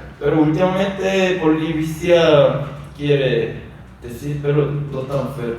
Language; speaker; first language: Spanish; non-native, learner; Korean